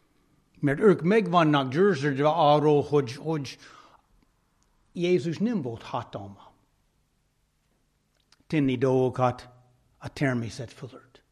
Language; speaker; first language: Hungarian; non-native, fluent; English